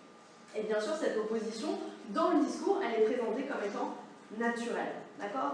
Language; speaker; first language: French; native; French